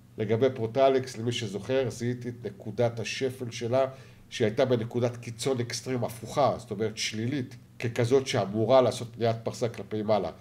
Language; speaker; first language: Hebrew; native; Hebrew